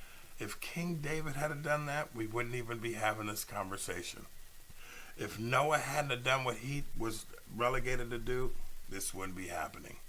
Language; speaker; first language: English; native; English